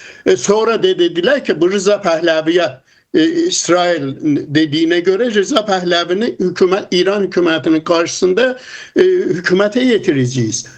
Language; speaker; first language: Turkish; non-native, fluent; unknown